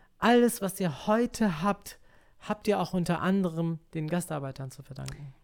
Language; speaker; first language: German; early bilingual, other home language; Turkish